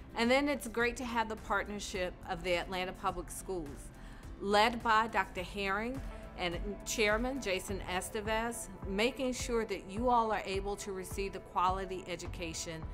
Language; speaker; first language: English; native; English